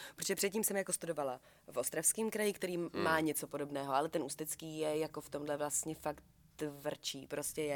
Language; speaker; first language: Czech; native; Czech